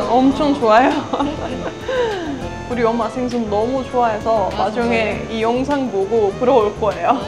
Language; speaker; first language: Korean; non-native, fluent; Estonian